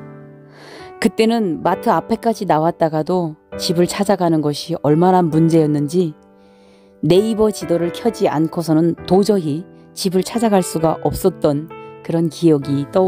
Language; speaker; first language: Korean; native; Korean